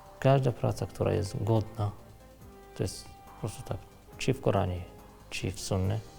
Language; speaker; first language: Polish; non-native, fluent; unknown